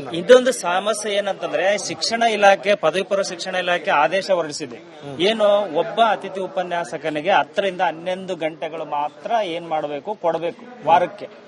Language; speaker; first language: Kannada; native; Kannada